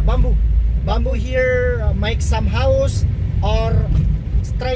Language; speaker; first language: English; non-native, learner; Indonesian